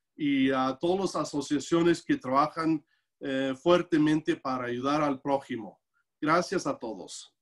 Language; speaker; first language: Spanish; non-native, local second language; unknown